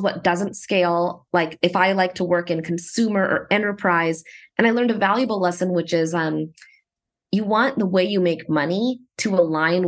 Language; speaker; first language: English; native; English